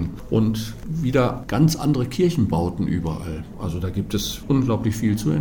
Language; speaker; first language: German; native; German